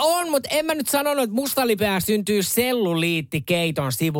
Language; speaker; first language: Finnish; native; Finnish